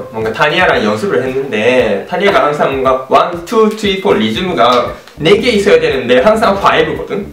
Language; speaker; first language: Korean; non-native, fluent; Japanese